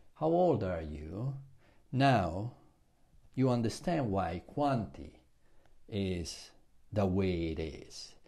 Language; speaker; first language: English; non-native, fluent; Italian